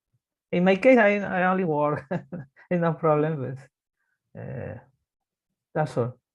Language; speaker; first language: English; non-native, learner; Spanish